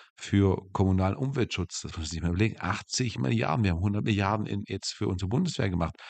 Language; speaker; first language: German; native; German